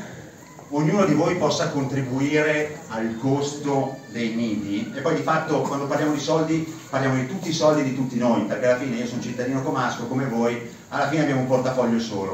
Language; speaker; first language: Italian; native; Italian